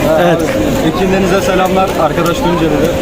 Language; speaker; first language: Turkish; native; Turkish